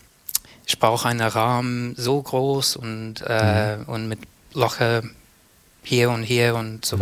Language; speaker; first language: German; non-native, learner; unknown